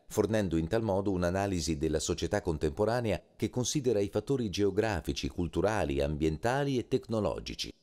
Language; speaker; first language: Italian; native; Italian